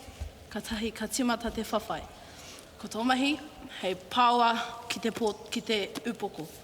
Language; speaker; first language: Māori; non-native, local second language; English